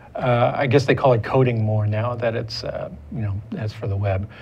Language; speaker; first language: English; native; English